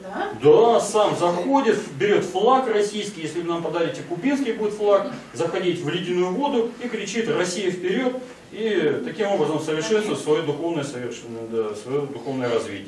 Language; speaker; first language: Russian; native; Russian